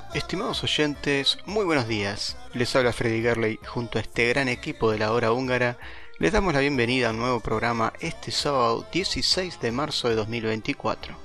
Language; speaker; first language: Spanish; native; Spanish